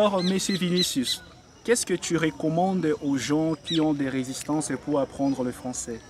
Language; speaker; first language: French; non-native, fluent; Portuguese